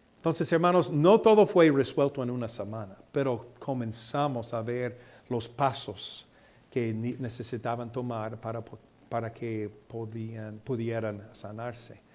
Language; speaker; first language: Spanish; non-native, fluent; English